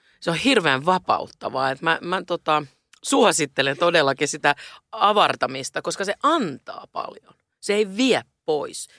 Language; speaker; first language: Finnish; non-native, local second language; Swedish